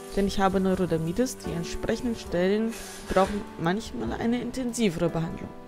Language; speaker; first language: German; native; German